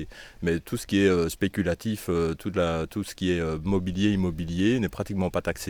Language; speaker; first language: French; native; French